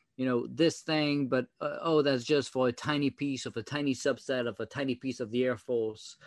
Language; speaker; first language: English; non-native, fluent; French